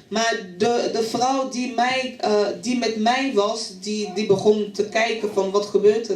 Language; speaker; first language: Dutch; non-native, fluent; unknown